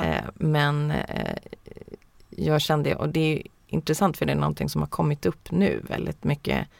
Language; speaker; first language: Swedish; early bilingual, heritage; Swedish